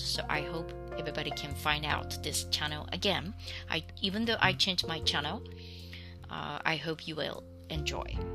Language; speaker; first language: English; non-native, fluent; Japanese